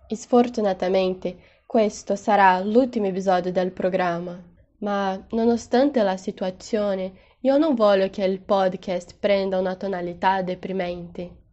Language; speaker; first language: Italian; non-native, learner; Portuguese